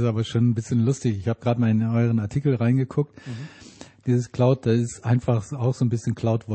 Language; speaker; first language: German; native; German